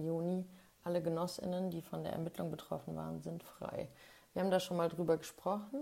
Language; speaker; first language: German; native; German